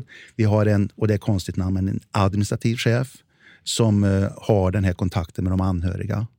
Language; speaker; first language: Swedish; native; Swedish